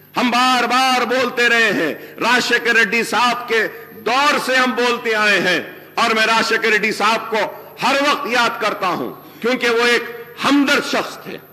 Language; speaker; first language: Urdu; native; Urdu